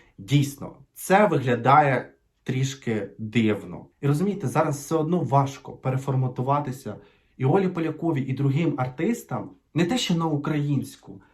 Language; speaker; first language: Ukrainian; native; Ukrainian